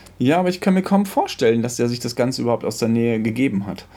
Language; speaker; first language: German; native; German